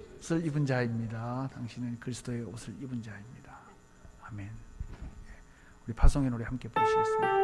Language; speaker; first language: Korean; native; Korean